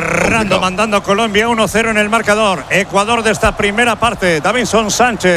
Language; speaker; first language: Spanish; native; Spanish